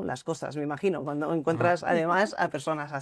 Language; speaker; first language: Spanish; native; Spanish